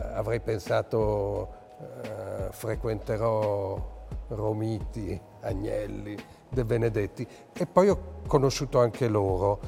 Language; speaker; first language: Italian; early bilingual, other home language; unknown